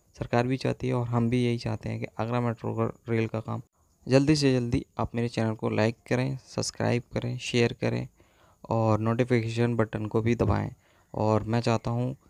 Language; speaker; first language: Hindi; native; Hindi